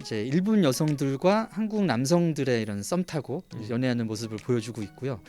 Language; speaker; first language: Korean; native; Korean